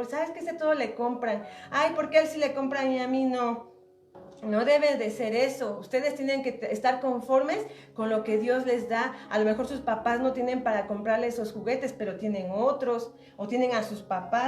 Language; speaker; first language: Spanish; native; Spanish